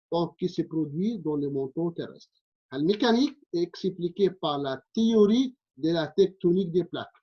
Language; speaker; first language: French; non-native, local second language; Arabic